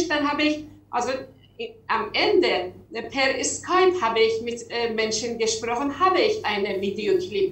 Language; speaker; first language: German; non-native, learner; Persian